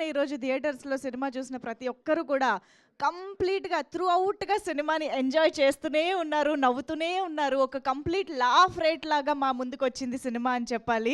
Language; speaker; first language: Telugu; native; Telugu